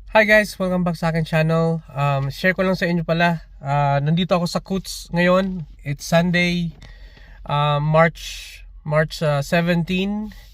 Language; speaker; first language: Filipino; non-native, local second language; Bikol